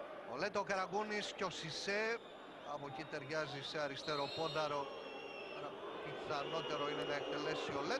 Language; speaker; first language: Greek; native; Greek